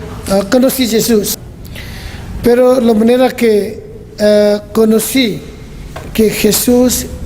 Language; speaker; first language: Spanish; non-native, learner; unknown